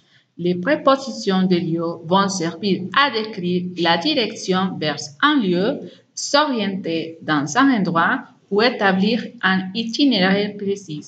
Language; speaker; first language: French; non-native, fluent; Spanish